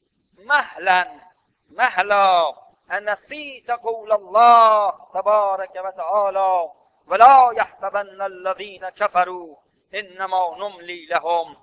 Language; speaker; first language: Arabic; non-native, fluent; Persian